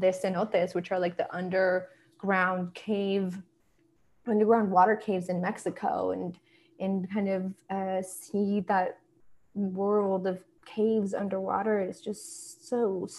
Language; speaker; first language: English; early bilingual, other home language; Spanish